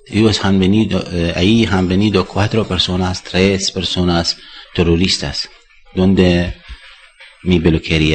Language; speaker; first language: Spanish; non-native, learner; Arabic